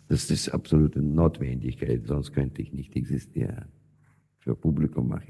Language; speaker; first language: German; non-native, fluent; Russian